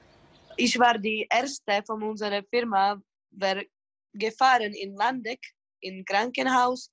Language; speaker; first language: German; non-native, learner; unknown